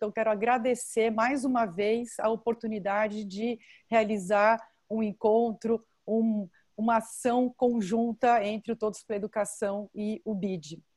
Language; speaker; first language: Portuguese; native; Portuguese